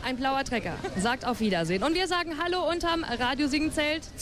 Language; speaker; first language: German; native; German